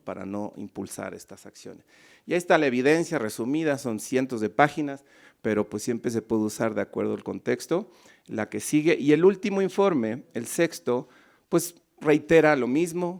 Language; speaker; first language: Spanish; native; Spanish